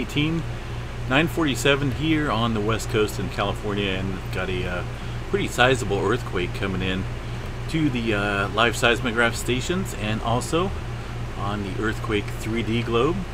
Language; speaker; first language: English; native; English